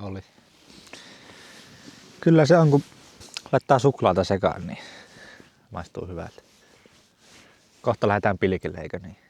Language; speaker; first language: Finnish; native; Finnish